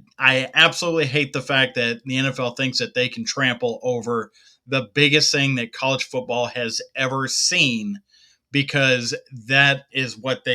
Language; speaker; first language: English; native; English